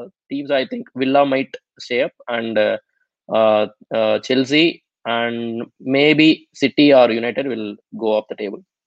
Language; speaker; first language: English; non-native, local second language; Tamil